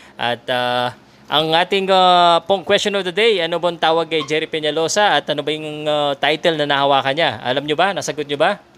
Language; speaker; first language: Filipino; native; Filipino